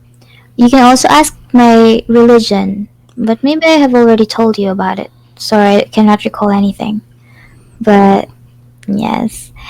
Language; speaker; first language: English; non-native, fluent; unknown